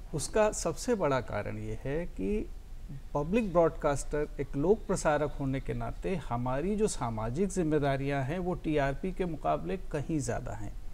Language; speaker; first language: Hindi; native; Hindi